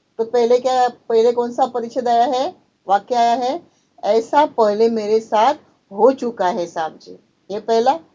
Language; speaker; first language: Hindi; non-native, local second language; Marathi